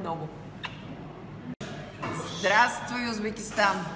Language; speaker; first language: Russian; non-native, learner; Bulgarian